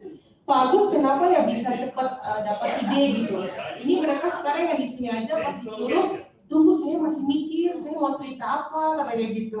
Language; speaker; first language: Indonesian; non-native, fluent; Japanese